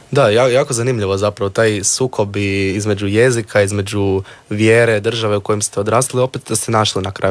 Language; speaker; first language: Serbian; native; Serbian